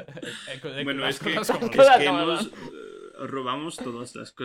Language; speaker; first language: Spanish; non-native, fluent; English